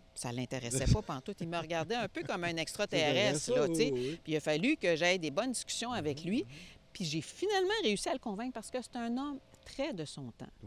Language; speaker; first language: French; native; French